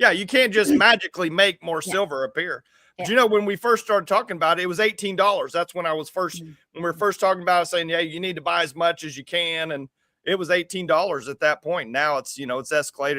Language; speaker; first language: English; native; English